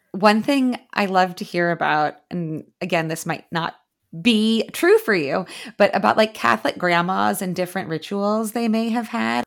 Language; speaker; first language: English; native; English